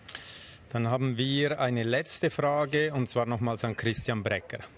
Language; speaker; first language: German; native; German